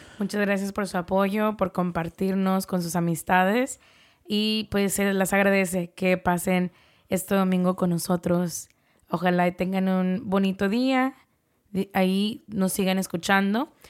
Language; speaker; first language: Spanish; early bilingual, heritage; Spanish